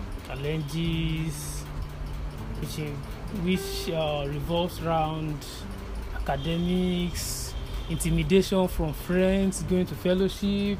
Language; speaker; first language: English; non-native, local second language; Yoruba